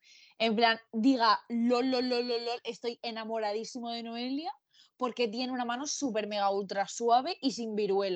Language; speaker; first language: Spanish; native; Spanish